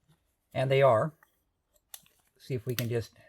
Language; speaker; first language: English; native; English